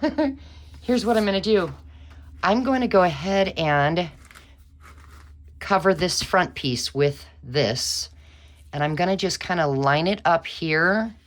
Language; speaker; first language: English; native; English